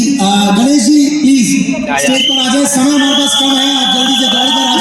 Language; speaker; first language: Hindi; native; Hindi